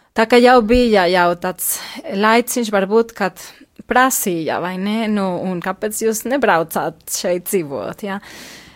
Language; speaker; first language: Latvian; non-native, fluent; Spanish